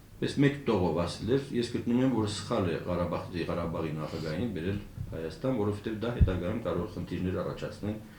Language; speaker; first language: Armenian; native; Armenian